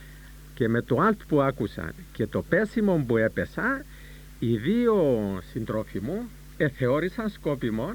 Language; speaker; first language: Greek; native; Greek